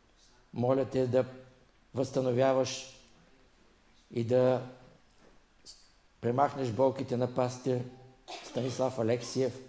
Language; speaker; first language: Bulgarian; native; Bulgarian